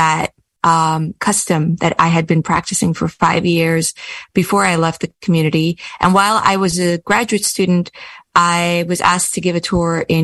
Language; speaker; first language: English; native; English